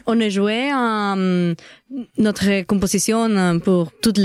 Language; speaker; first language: French; non-native, learner; Spanish